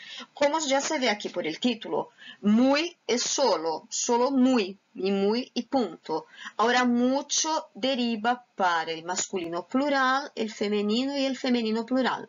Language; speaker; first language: Spanish; non-native, fluent; Portuguese